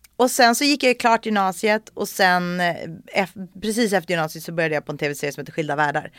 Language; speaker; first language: Swedish; native; Swedish